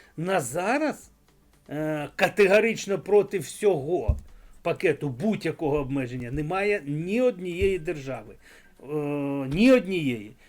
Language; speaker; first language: Ukrainian; non-native, local second language; Russian